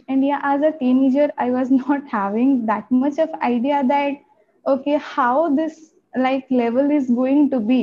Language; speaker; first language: English; non-native, local second language; Odia